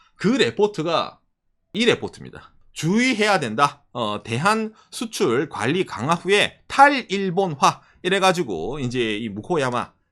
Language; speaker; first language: Korean; native; Korean